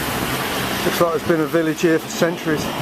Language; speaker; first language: English; native; English